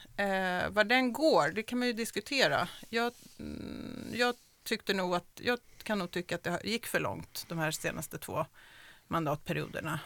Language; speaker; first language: Swedish; native; Swedish